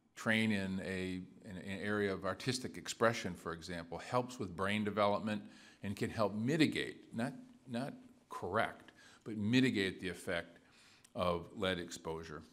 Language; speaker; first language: English; native; English